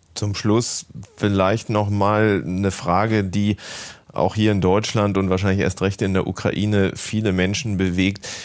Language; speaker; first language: German; native; German